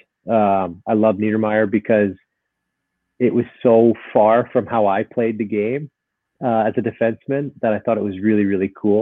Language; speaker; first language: English; native; English